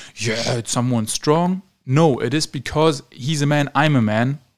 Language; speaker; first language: English; non-native, fluent; German